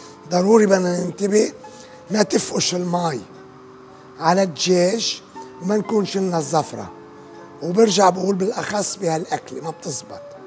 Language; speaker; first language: Arabic; native; Arabic